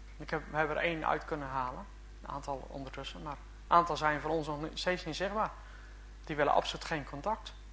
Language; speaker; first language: Dutch; native; Dutch